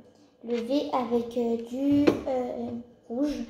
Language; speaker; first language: French; early bilingual, other home language; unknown